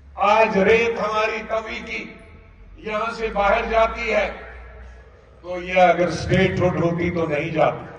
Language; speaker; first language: Urdu; non-native, local second language; Kashmiri